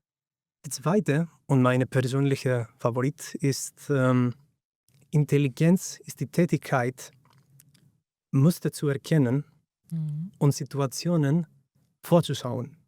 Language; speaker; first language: German; non-native, fluent; Greek